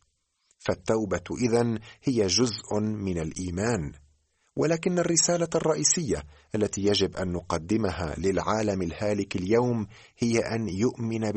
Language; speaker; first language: Arabic; native; Arabic